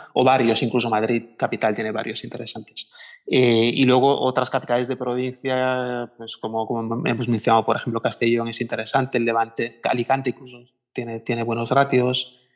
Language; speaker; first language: Spanish; non-native, fluent; Italian